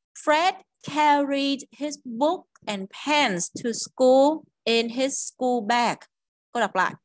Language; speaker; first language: English; non-native, fluent; Vietnamese